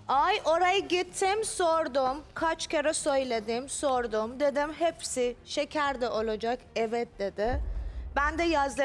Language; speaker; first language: Turkish; non-native, learner; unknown